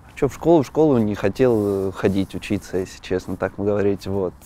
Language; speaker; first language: Russian; native; Russian